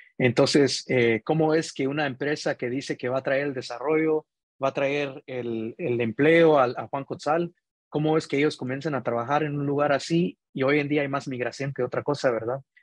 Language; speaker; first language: Spanish; early bilingual, heritage; Spanish